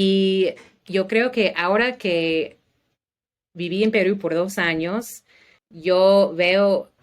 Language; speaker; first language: Spanish; non-native, learner; English